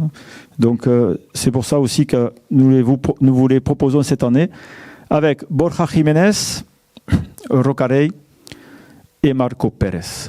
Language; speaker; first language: French; native; French